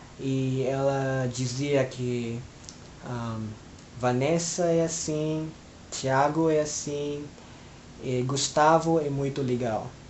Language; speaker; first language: Portuguese; non-native, fluent; Filipino